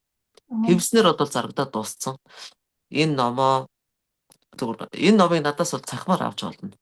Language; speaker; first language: Mongolian; native; Mongolian